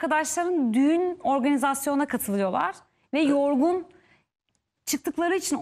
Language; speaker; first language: Turkish; native; Turkish